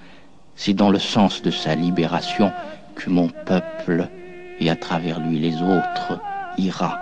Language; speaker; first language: French; non-native, local second language; Kabyle